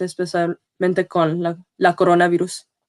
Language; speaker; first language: Spanish; early bilingual, heritage; Spanish